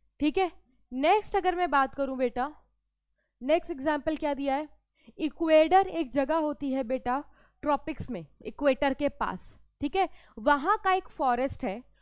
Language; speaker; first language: Hindi; native; Hindi